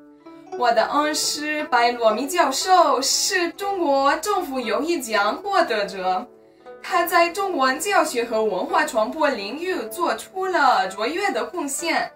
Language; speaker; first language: Chinese; non-native, fluent; Romanian